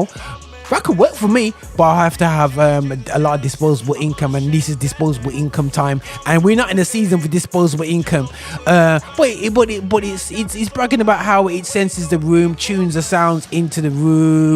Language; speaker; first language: English; native; English